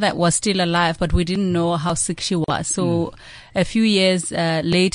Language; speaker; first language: English; non-native, local second language; Xhosa